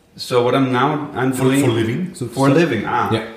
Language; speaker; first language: English; non-native, fluent; Dutch